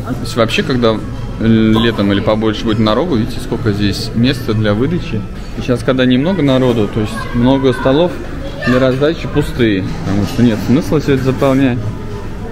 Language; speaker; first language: Russian; native; Russian